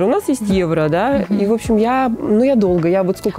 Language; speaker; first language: Russian; native; Russian